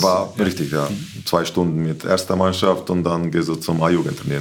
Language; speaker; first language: German; non-native, learner; Slovenian